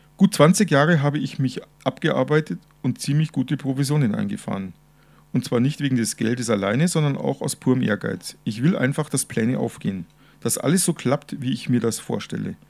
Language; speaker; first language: German; native; German